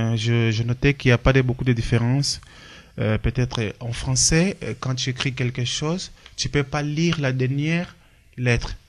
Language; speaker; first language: French; non-native, learner; Portuguese